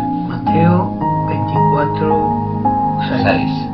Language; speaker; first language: Spanish; native; Spanish